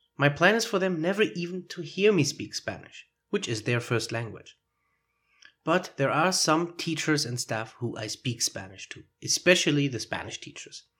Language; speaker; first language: English; non-native, fluent; German